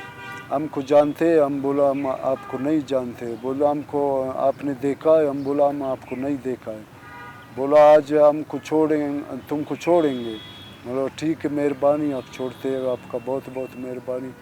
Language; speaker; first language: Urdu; non-native, local second language; Baluchi